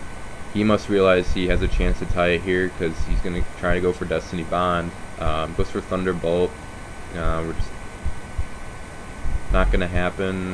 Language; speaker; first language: English; native; English